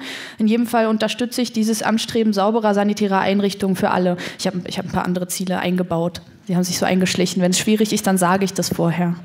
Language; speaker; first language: German; native; German